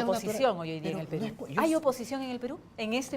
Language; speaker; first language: Spanish; native; Spanish